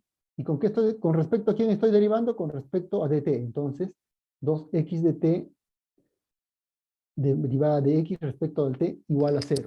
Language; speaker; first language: Spanish; native; Spanish